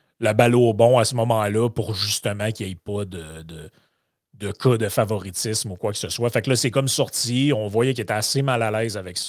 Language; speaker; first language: French; native; French